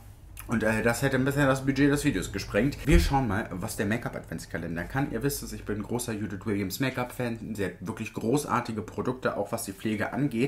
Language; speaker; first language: German; native; German